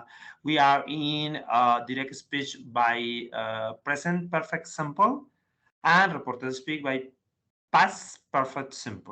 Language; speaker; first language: English; non-native, learner; Spanish